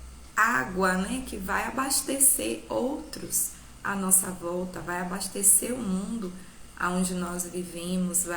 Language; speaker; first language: Portuguese; native; Portuguese